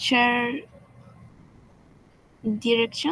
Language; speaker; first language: English; non-native, learner; Spanish